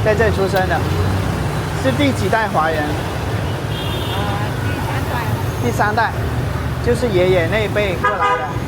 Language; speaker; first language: Chinese; native; Chinese